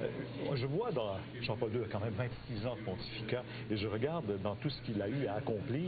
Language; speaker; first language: French; native; French